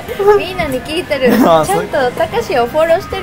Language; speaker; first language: Japanese; non-native, fluent; Spanish